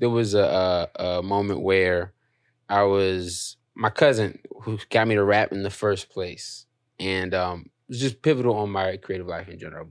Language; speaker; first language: English; native; English